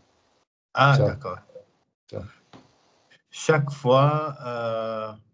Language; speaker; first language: French; non-native, learner; English